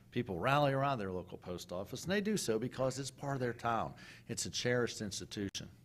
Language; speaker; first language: English; native; English